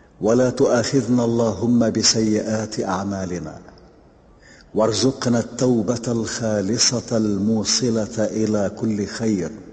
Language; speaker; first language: Arabic; native; Arabic